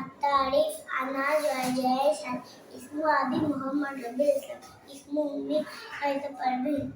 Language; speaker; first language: Arabic; non-native, learner; Bangla